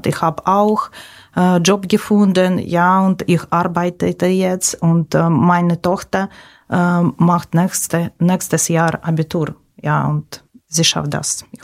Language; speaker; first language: German; non-native, learner; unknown